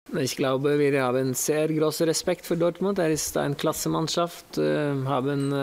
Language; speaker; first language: German; non-native, learner; Norwegian